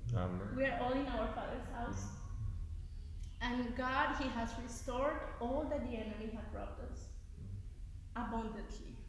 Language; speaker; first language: English; non-native, fluent; Spanish